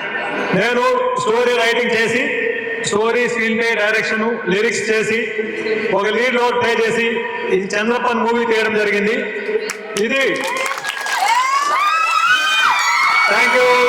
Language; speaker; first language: Telugu; native; Telugu